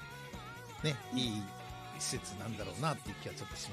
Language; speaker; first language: Japanese; native; Japanese